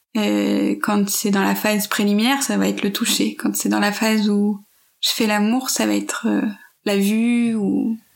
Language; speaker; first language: French; native; French